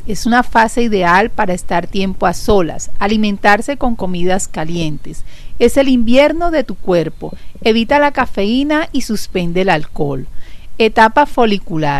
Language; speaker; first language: Spanish; native; Spanish